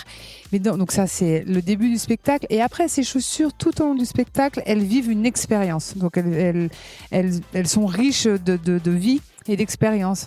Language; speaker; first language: French; native; French